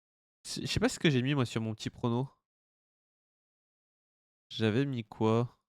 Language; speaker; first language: French; native; French